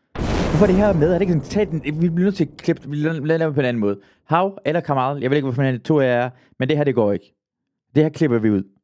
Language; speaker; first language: Danish; early bilingual, other home language; Persian